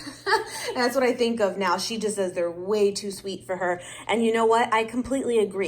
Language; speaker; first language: English; native; English